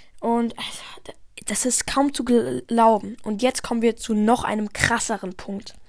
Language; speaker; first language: German; native; German